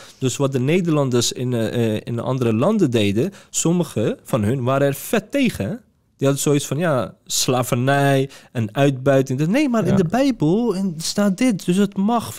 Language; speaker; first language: Dutch; early bilingual, other home language; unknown